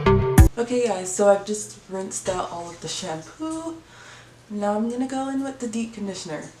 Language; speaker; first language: English; native; English